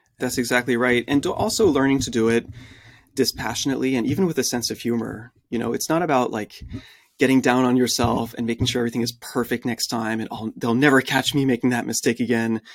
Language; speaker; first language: English; early bilingual, other home language; French